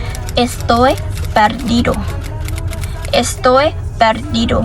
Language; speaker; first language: Spanish; non-native, fluent; Lao